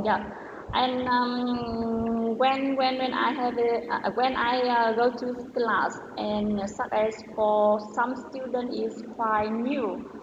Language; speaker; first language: English; non-native, learner; Vietnamese